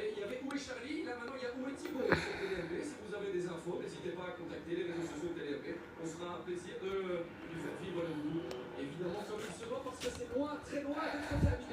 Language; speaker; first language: French; native; French